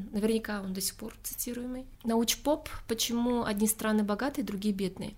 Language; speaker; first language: Russian; non-native, local second language; Tajik